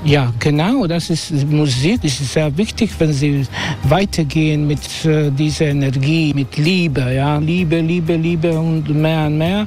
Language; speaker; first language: German; non-native, learner; Croatian